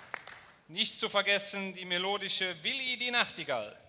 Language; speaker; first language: German; native; German